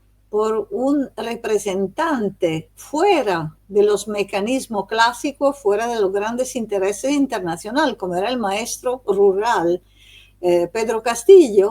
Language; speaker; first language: Spanish; non-native, fluent; Italian